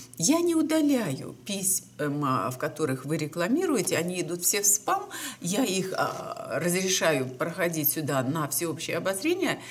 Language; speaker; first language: Russian; native; Russian